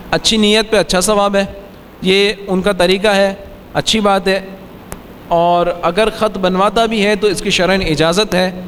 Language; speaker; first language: Urdu; native; Urdu